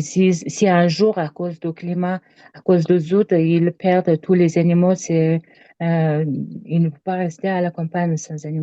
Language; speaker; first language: French; non-native, learner; Mongolian